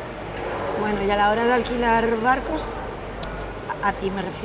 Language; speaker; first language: Spanish; native; Spanish